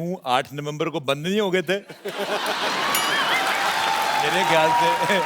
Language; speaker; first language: Hindi; native; Hindi